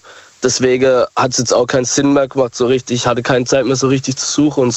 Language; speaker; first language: German; native; German